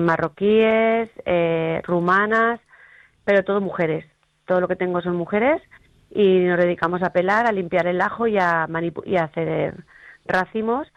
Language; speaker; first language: Spanish; native; Spanish